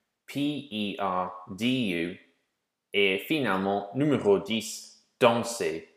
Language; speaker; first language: French; non-native, fluent; English